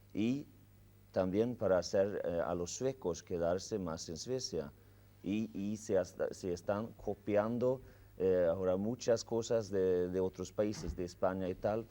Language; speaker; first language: Spanish; non-native, fluent; Swedish